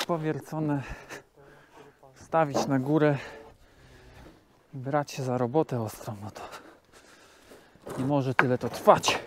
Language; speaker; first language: Polish; native; Polish